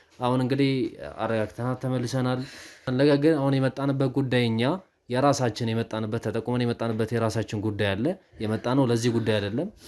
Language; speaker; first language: Amharic; native; Amharic